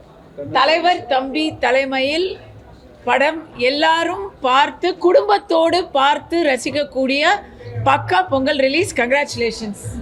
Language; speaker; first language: Tamil; native; Tamil